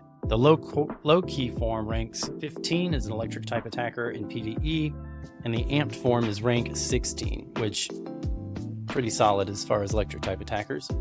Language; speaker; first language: English; native; English